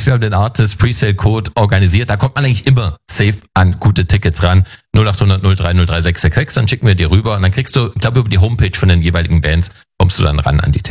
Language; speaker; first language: German; native; German